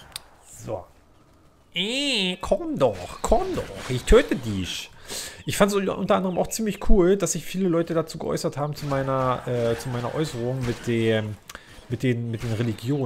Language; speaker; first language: German; native; German